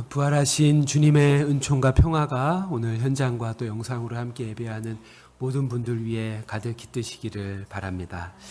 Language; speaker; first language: Korean; native; Korean